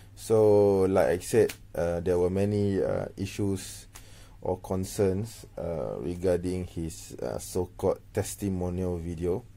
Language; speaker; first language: English; non-native, local second language; Malay